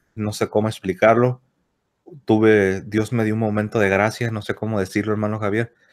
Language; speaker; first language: Spanish; native; Spanish